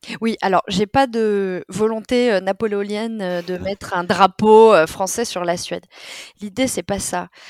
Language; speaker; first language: French; native; French